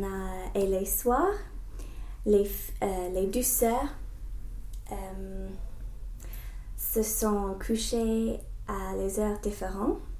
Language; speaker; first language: French; non-native, learner; English